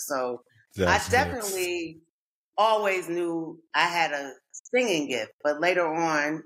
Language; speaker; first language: English; native; English